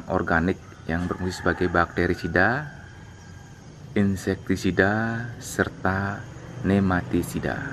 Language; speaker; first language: Indonesian; native; Indonesian